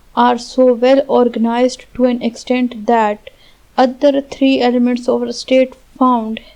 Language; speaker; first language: English; non-native, local second language; Urdu